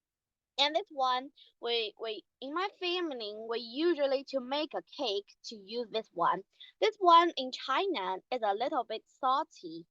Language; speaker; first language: English; non-native, learner; Chinese